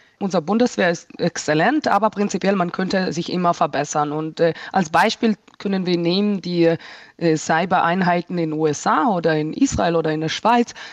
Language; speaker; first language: German; non-native, fluent; Hebrew